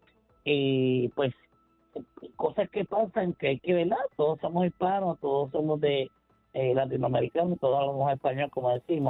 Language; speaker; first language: Spanish; native; Spanish